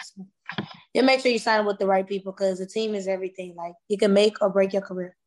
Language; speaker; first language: English; native; English